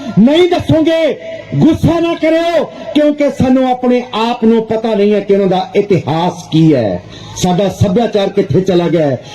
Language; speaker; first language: Punjabi; non-native, local second language; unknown